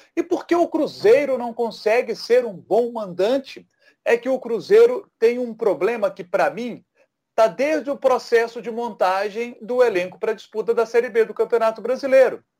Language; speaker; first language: Portuguese; native; Portuguese